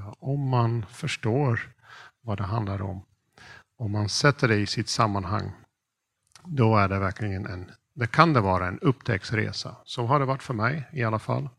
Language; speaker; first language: Swedish; non-native, fluent; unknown